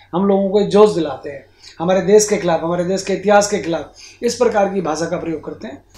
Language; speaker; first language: Hindi; native; Hindi